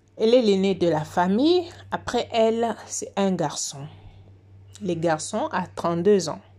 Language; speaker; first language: French; non-native, local second language; Lingala